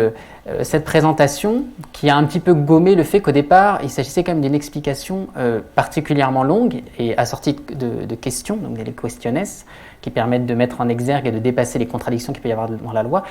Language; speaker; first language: French; native; French